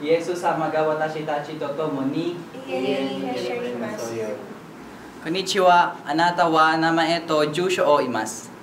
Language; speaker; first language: Japanese; non-native, learner; Filipino